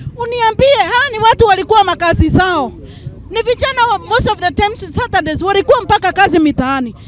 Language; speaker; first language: Swahili; non-native, local second language; Kikuyu